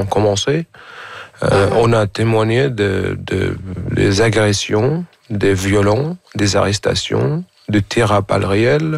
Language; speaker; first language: French; non-native, fluent; Arabic